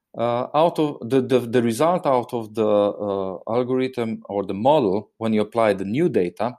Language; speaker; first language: English; non-native, fluent; Slovenian